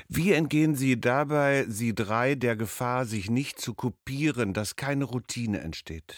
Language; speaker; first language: German; native; German